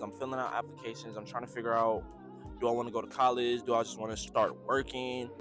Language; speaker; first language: English; native; English